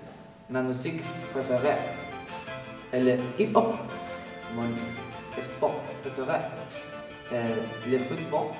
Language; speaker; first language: French; non-native, learner; Spanish